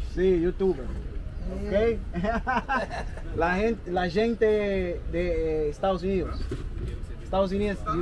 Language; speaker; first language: Spanish; non-native, learner; English